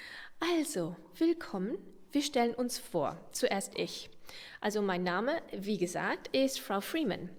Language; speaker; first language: German; non-native, fluent; English